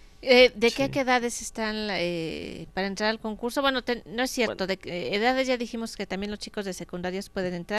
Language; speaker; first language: Spanish; native; Spanish